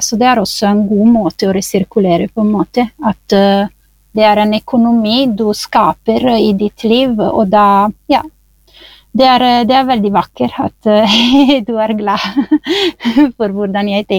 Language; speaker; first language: Norwegian; non-native, fluent; Italian